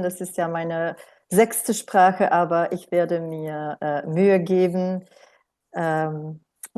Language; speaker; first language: German; non-native, fluent; Romanian